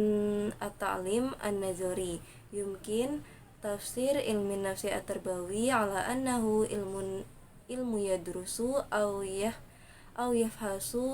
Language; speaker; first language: Arabic; non-native, learner; Indonesian